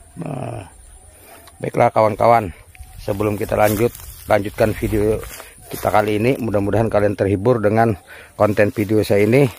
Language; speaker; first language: Indonesian; non-native, local second language; Banjar